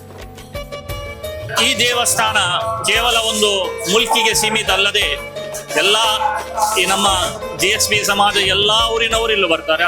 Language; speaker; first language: Kannada; non-native, local second language; Konkani